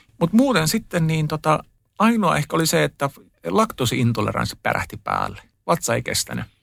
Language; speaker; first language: Finnish; early bilingual, heritage; Finnish